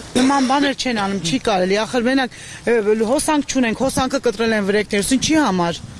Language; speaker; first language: Armenian; native; Armenian